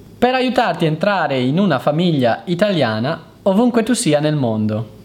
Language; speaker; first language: Italian; native; Italian